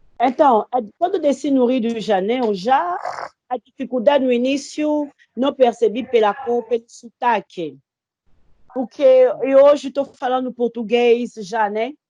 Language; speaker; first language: Portuguese; non-native, fluent; Lingala